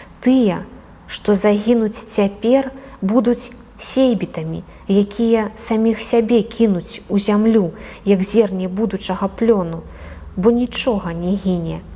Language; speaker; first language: Belarusian; native; Belarusian